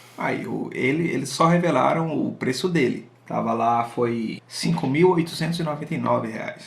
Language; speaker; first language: Portuguese; native; Portuguese